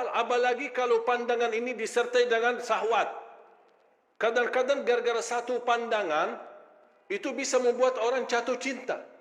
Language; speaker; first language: Malay; non-native, fluent; Arabic